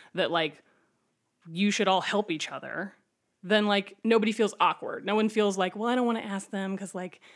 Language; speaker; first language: English; native; English